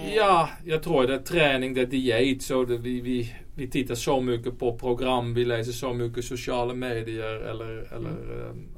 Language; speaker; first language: Swedish; non-native, fluent; Dutch